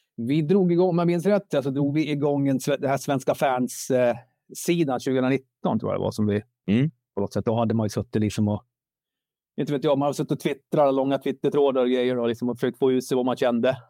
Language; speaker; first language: Swedish; native; Swedish